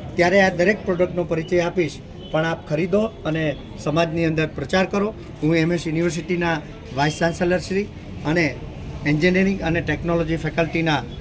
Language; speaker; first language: Gujarati; native; Gujarati